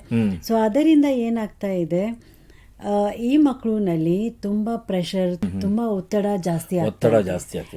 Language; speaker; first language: Kannada; non-native, local second language; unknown